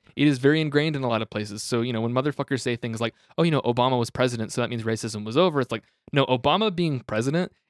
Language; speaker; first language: English; native; English